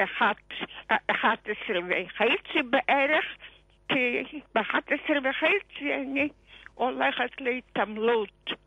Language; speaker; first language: Hebrew; non-native, fluent; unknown